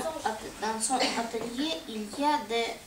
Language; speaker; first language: French; non-native, learner; Russian